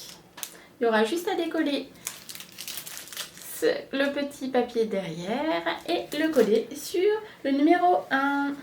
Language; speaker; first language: French; native; French